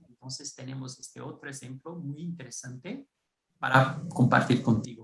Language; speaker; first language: Spanish; non-native, fluent; Portuguese